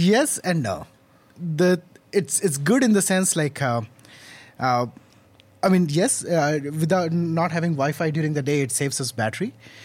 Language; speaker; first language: English; non-native, local second language; Hindi